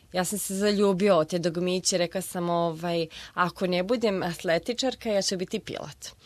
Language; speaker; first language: Serbian; early bilingual, heritage; Serbian